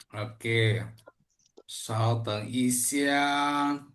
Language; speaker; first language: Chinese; non-native, fluent; Indonesian